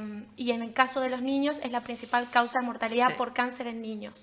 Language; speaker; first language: Spanish; native; Spanish